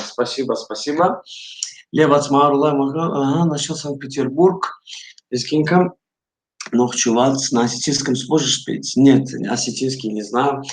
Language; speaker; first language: Russian; non-native, fluent; Azerbaijani